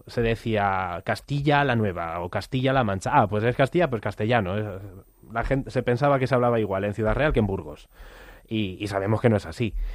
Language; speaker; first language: Spanish; native; Spanish